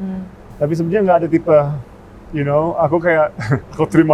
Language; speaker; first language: Indonesian; early bilingual, heritage; English